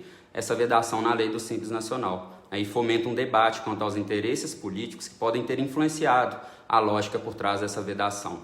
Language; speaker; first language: Portuguese; native; Portuguese